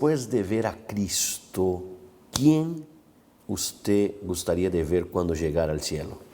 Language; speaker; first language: Spanish; non-native, fluent; Portuguese